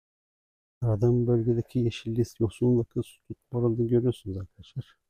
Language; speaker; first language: Turkish; native; Turkish